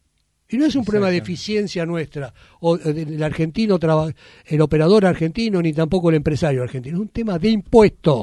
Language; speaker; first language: Spanish; native; Spanish